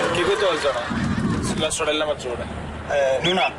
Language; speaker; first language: Korean; non-native, fluent; Italian